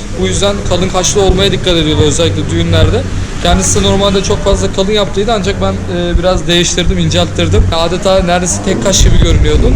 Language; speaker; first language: Turkish; native; Turkish